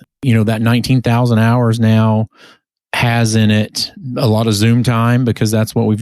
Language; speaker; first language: English; native; English